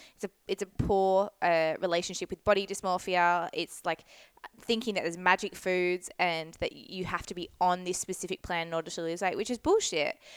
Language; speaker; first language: English; native; English